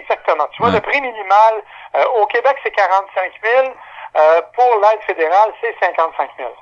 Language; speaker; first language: French; native; French